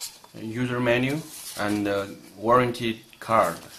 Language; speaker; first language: English; non-native, learner; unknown